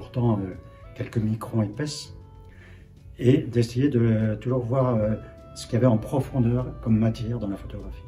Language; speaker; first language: French; native; French